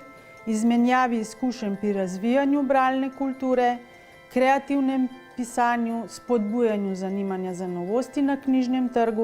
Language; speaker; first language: Slovenian; native; Slovenian